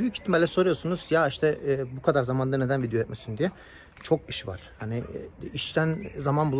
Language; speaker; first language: Turkish; native; Turkish